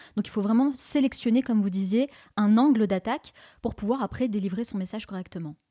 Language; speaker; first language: French; native; French